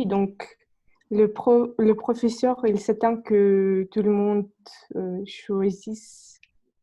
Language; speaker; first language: French; non-native, learner; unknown